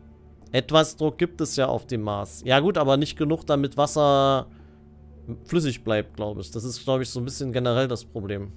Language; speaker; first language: German; native; German